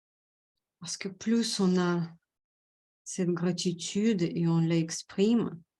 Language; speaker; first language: French; non-native, fluent; Russian